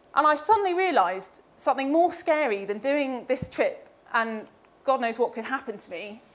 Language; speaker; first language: English; native; English